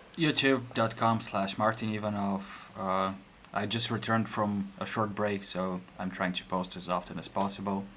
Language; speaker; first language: English; non-native, fluent; Bulgarian